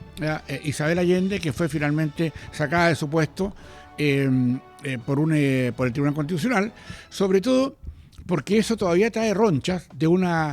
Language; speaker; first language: Spanish; native; Spanish